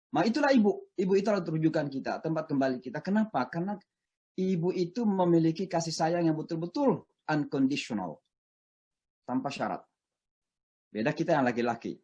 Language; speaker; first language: Indonesian; non-native, local second language; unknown